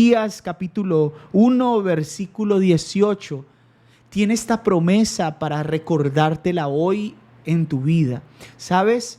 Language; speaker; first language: Spanish; native; Spanish